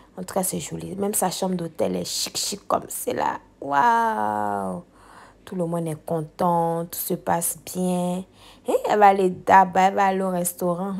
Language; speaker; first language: French; native; French